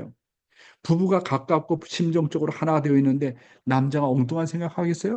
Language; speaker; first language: Korean; native; Korean